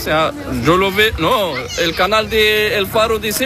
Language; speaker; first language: Spanish; non-native, learner; Arabic